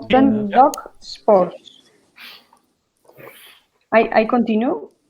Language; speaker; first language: English; non-native, learner; Spanish